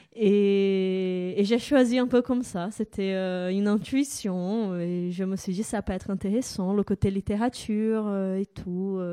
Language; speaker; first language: French; non-native, fluent; Portuguese